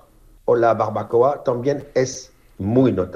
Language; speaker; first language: Spanish; non-native, learner; French